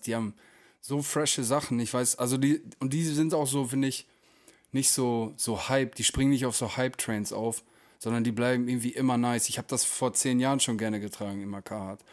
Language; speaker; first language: German; native; German